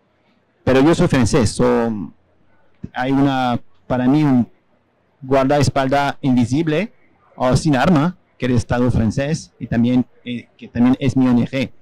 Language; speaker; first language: Spanish; non-native, fluent; French